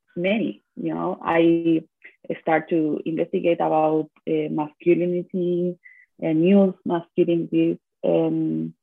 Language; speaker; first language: English; non-native, learner; Spanish